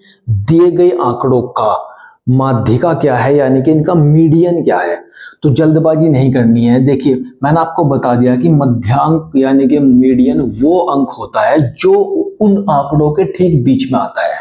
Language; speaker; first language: Hindi; native; Hindi